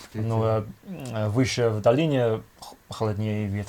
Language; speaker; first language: Russian; non-native, learner; English